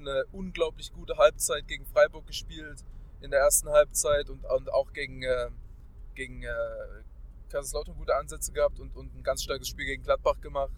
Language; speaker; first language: German; native; German